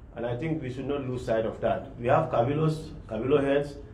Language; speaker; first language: English; non-native, local second language; Mandingo